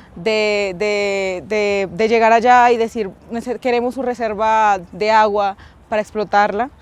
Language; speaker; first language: Spanish; native; Spanish